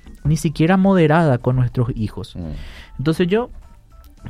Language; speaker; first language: Spanish; non-native, local second language; Guarani